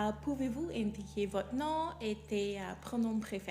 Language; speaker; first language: French; non-native, local second language; English